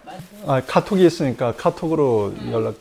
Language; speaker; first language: Korean; native; Korean